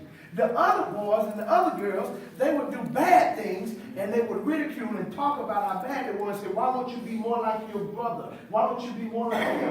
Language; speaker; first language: English; native; English